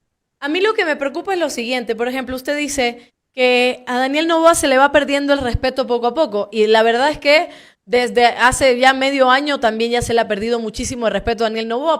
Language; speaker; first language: Spanish; native; Spanish